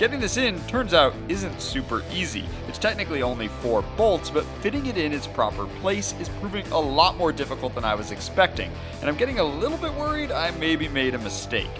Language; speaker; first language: English; native; English